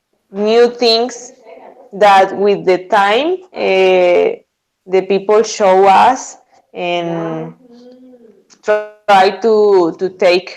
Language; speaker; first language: English; non-native, learner; Spanish